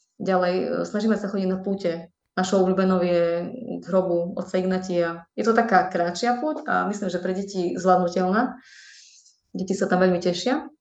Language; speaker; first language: Slovak; native; Slovak